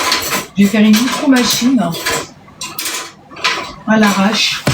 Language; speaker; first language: French; native; French